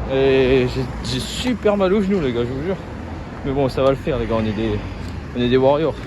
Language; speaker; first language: French; native; French